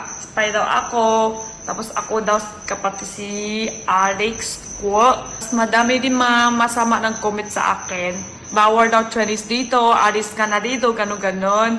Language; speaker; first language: Filipino; non-native, learner; Chinese